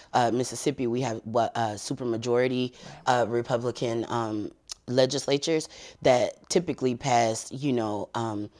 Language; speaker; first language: English; native; English